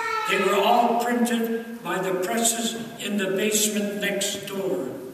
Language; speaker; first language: English; early bilingual, other home language; Ukrainian